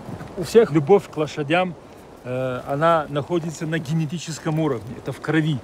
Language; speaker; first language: Russian; native; Russian